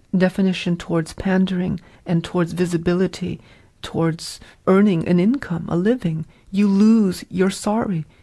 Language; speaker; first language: English; early bilingual, other home language; Vietnamese